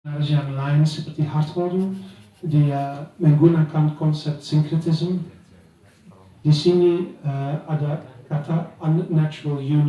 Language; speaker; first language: Indonesian; non-native, learner; Dutch